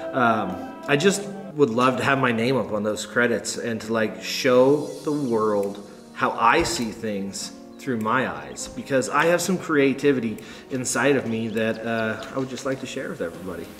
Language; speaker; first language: English; native; English